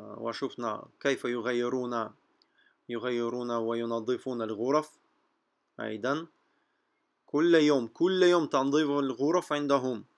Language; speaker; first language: Arabic; non-native, fluent; Russian